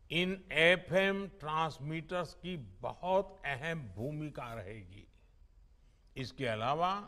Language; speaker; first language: Hindi; non-native, local second language; Gujarati